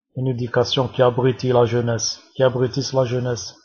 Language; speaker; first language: French; non-native, local second language; Arabic